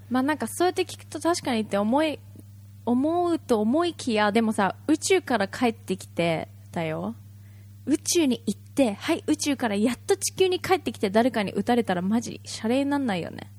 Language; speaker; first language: Japanese; native; Japanese